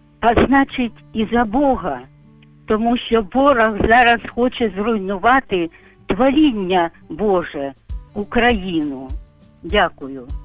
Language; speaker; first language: Ukrainian; native; Ukrainian